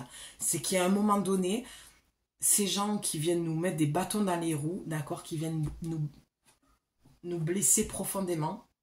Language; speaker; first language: French; native; French